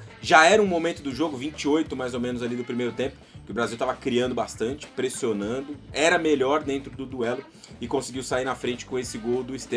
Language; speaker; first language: Portuguese; native; Portuguese